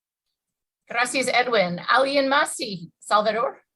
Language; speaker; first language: Spanish; non-native, fluent; English